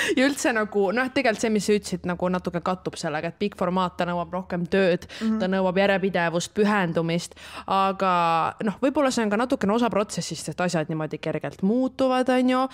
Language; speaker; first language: Estonian; native; Estonian